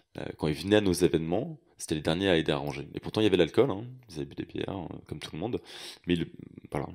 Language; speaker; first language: French; native; French